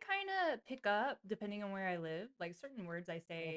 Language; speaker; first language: English; native; English